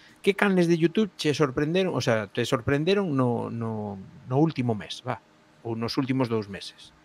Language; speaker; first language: Galician; non-native, local second language; Spanish